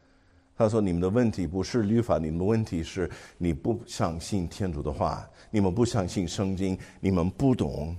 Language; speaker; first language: Chinese; non-native, fluent; English